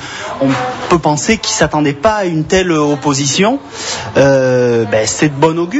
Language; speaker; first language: French; native; French